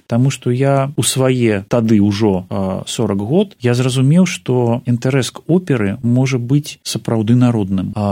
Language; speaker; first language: Belarusian; non-native, local second language; Russian